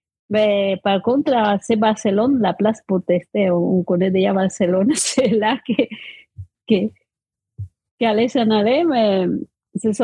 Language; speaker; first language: French; non-native, fluent; Spanish